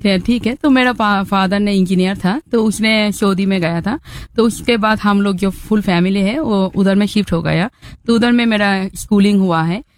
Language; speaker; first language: Hindi; non-native, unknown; Bangla